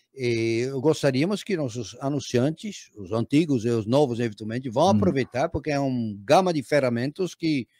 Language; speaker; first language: Portuguese; non-native, fluent; Dutch